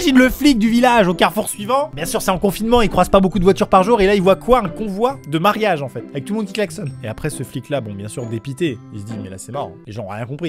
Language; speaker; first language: French; native; French